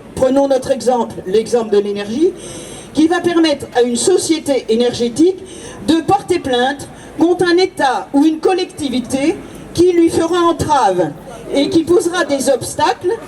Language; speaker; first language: French; native; French